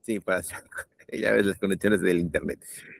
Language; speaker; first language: Spanish; native; Spanish